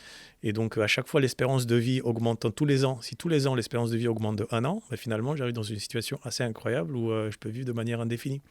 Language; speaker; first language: French; native; French